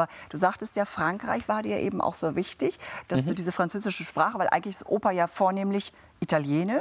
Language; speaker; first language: German; native; German